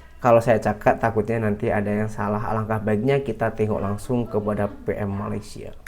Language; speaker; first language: Indonesian; native; Indonesian